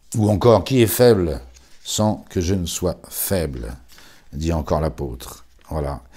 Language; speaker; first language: French; native; French